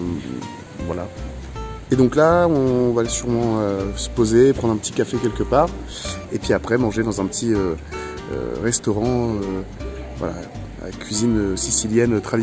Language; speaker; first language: French; native; French